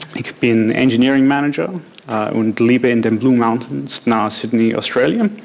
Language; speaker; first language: German; non-native, learner; English